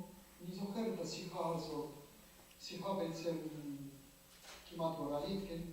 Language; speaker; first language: Hebrew; non-native, fluent; Polish